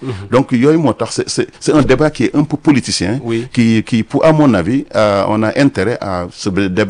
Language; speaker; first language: French; non-native, local second language; Wolof